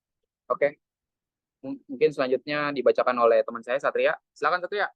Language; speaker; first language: Indonesian; native; Indonesian